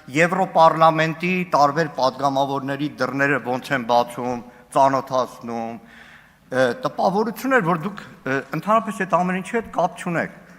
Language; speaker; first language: Armenian; native; Armenian